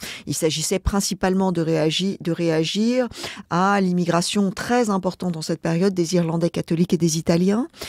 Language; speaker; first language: French; native; French